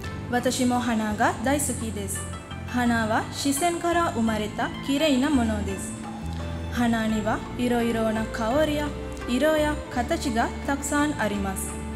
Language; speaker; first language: Japanese; non-native, learner; Sinhala